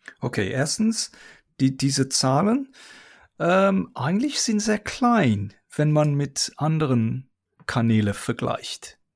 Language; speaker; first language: German; non-native, fluent; English